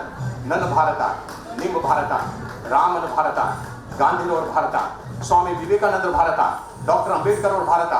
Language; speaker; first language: Kannada; non-native, fluent; Hindi